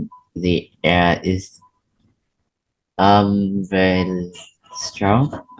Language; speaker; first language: English; non-native, learner; Vietnamese